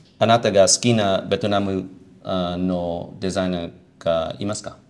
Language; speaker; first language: Japanese; non-native, learner; Vietnamese